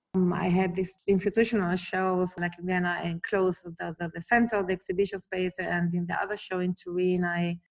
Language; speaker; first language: English; non-native, fluent; Italian